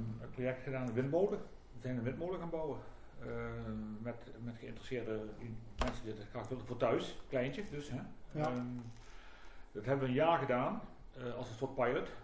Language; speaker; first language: Dutch; native; Dutch